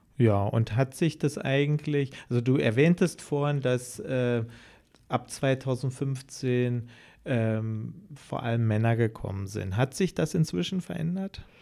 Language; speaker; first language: German; native; German